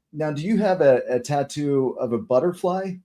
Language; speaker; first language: English; native; English